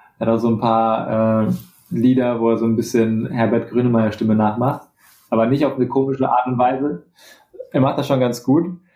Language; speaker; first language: German; native; German